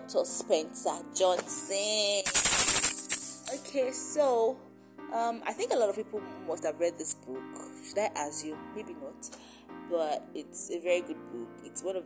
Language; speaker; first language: English; non-native, local second language; Yoruba